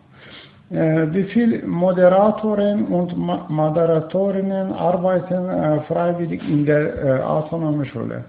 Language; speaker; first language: German; non-native, learner; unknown